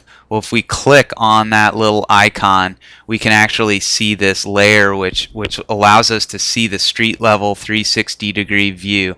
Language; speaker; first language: English; native; English